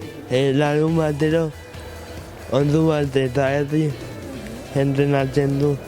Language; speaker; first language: Basque; non-native, local second language; Spanish